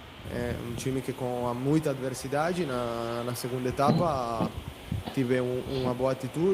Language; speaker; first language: Portuguese; non-native, fluent; Italian